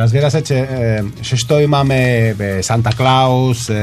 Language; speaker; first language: Bulgarian; non-native, learner; Spanish